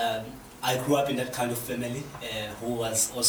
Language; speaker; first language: English; non-native, local second language; Xhosa